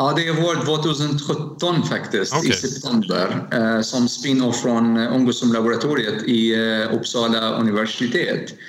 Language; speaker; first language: Swedish; non-native, learner; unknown